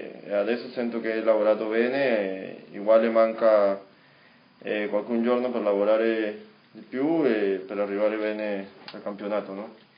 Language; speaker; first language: Italian; non-native, learner; Spanish